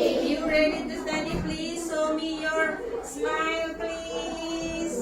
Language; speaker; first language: English; non-native, learner; Indonesian